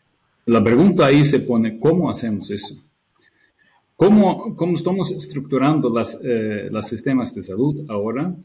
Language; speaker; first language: Spanish; non-native, fluent; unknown